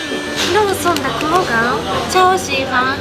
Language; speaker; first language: Chinese; non-native, fluent; Japanese